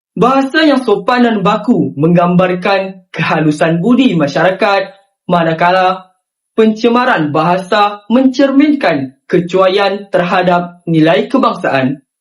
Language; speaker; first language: Malay; native; Malay